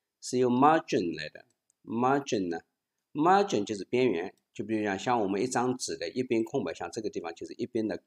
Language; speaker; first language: Chinese; native; Chinese